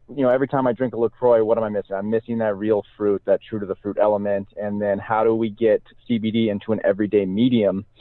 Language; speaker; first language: English; native; English